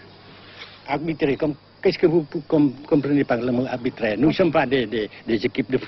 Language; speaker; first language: French; non-native, fluent; Vietnamese